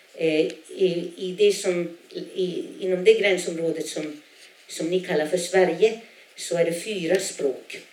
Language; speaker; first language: Swedish; non-native, local second language; Northern Sami